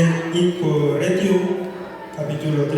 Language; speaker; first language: Spanish; non-native, fluent; Haitian Creole